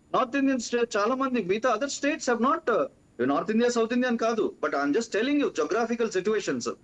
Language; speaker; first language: Telugu; native; Telugu